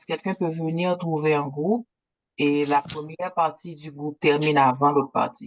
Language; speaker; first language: French; native; French